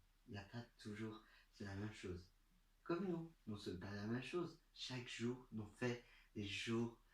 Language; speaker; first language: French; non-native, learner; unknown